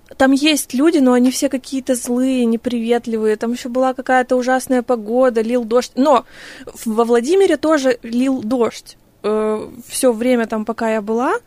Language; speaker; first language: Russian; native; Russian